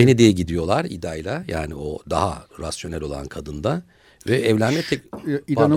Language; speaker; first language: Turkish; native; Turkish